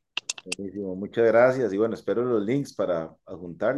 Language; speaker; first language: Spanish; native; Spanish